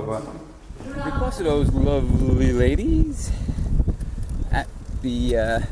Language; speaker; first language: English; native; English